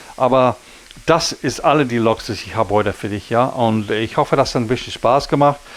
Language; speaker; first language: German; non-native, learner; English